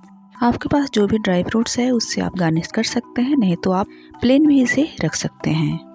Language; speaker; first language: Hindi; native; Hindi